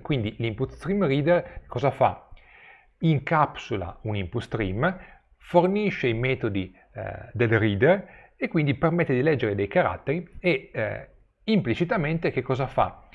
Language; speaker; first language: Italian; native; Italian